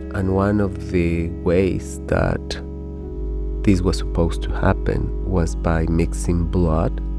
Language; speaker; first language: English; non-native, fluent; Spanish